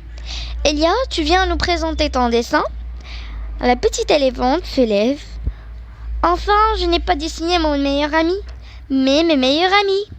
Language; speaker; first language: French; non-native, local second language; Arabic